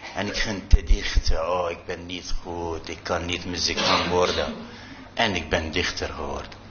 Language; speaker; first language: Dutch; non-native, fluent; Arabic